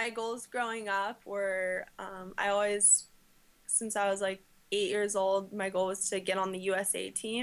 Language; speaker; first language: English; native; English